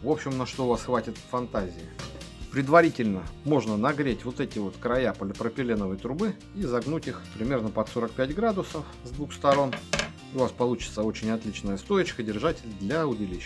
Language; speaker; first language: Russian; native; Russian